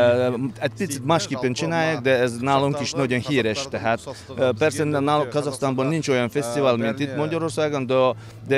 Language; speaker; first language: Hungarian; non-native, learner; Kazakh